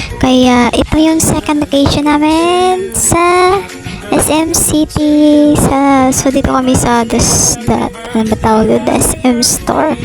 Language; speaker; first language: Filipino; non-native, local second language; Hiligaynon